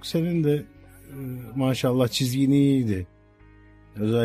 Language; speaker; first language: Turkish; native; Turkish